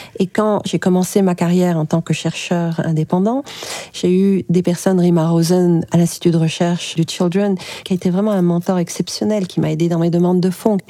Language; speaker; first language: French; early bilingual, other home language; Arabic